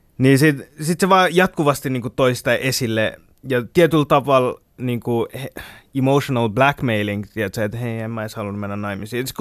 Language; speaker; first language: Finnish; early bilingual, other home language; Bangla